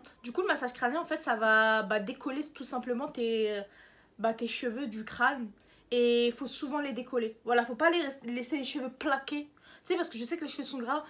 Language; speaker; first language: French; native; French